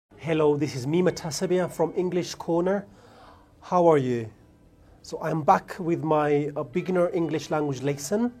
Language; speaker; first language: English; non-native, fluent; Amharic